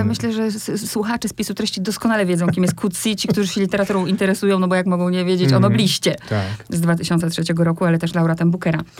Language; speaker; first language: Polish; native; Polish